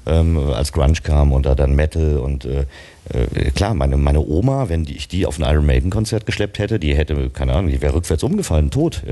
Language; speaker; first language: German; native; German